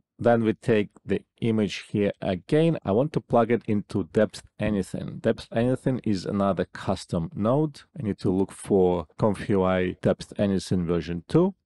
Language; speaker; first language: English; non-native, fluent; Russian